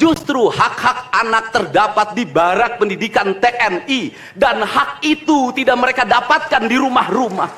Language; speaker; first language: Indonesian; native; Indonesian